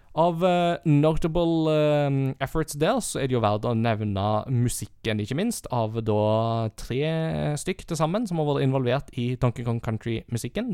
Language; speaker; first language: Norwegian; early bilingual, heritage; Norwegian